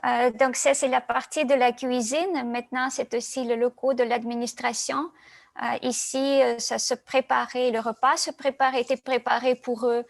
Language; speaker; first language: French; non-native, fluent; Russian